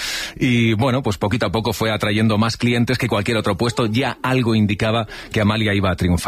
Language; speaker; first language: Spanish; native; Spanish